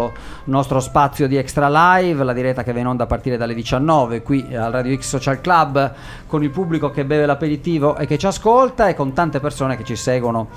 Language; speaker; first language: Italian; native; Italian